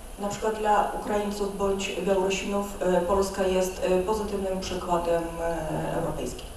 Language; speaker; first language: Polish; non-native, fluent; Russian